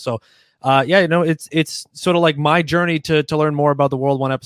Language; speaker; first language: English; native; English